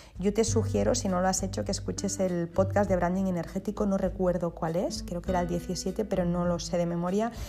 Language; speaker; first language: Spanish; non-native, local second language; Catalan